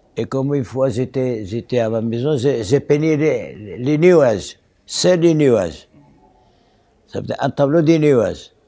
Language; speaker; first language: French; non-native, local second language; Arabic